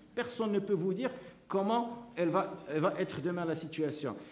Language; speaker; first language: French; non-native, local second language; Arabic